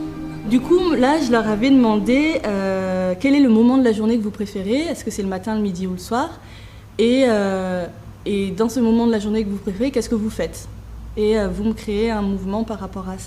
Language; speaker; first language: French; native; French